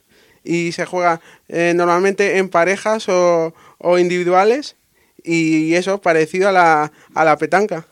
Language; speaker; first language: Spanish; native; Spanish